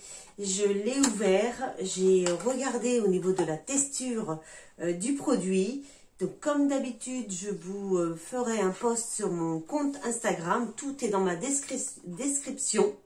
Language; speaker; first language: French; native; French